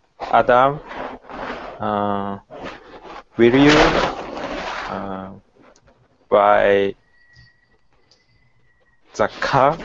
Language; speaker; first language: English; non-native, learner; Japanese